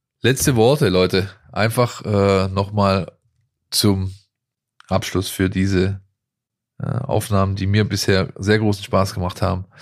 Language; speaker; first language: German; native; German